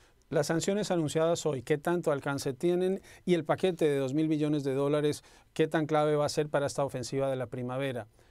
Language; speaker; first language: Spanish; native; Spanish